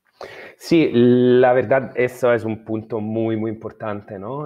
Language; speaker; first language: Spanish; non-native, fluent; Italian